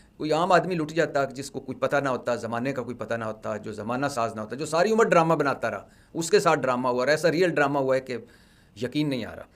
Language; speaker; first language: Urdu; non-native, local second language; Punjabi